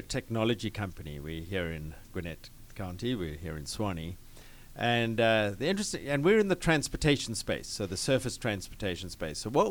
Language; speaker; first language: English; native; English